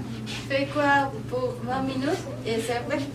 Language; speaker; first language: French; non-native, learner; Spanish